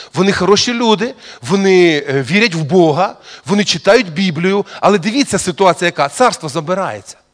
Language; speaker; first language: Ukrainian; non-native, local second language; Russian